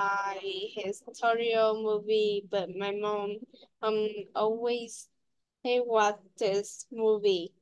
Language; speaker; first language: English; non-native, learner; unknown